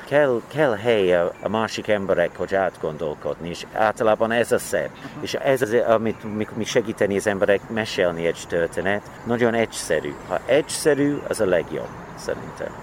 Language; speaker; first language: Hungarian; non-native, learner; English